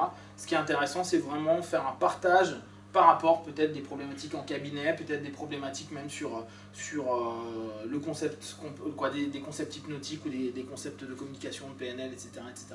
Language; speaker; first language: French; native; French